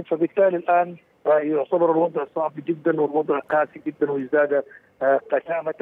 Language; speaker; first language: Arabic; native; Arabic